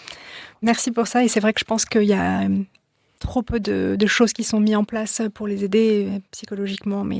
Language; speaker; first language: French; native; French